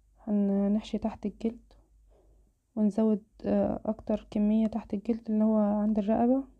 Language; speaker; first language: Arabic; native; Arabic